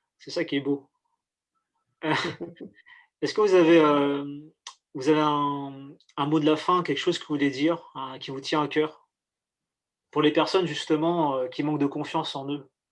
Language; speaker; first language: French; native; French